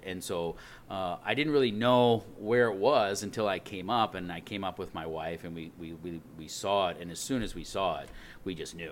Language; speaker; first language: English; native; English